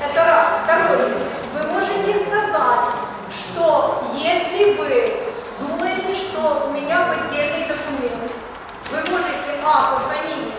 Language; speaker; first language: Russian; non-native, local second language; Ukrainian